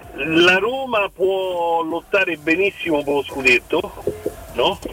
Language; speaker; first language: Italian; native; Italian